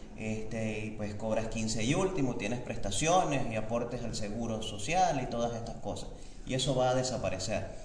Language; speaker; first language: Spanish; native; Spanish